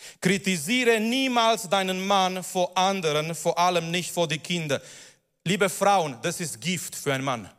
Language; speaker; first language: German; non-native, fluent; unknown